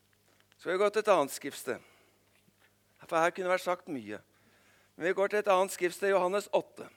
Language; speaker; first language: Swedish; non-native, learner; Norwegian